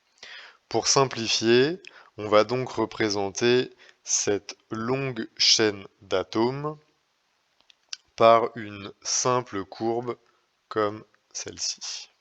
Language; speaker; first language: French; native; French